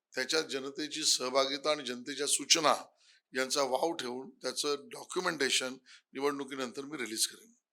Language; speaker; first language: Marathi; native; Marathi